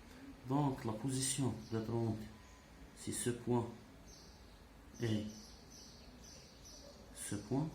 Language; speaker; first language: French; non-native, local second language; Arabic